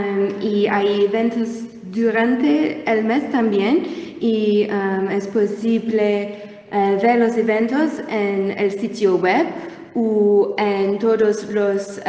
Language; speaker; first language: Spanish; non-native, learner; English